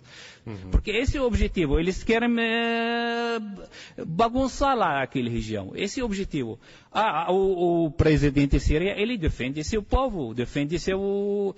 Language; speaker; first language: Portuguese; non-native, fluent; Arabic